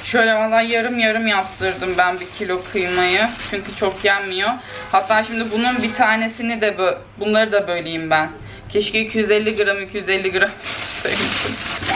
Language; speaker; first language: Turkish; native; Turkish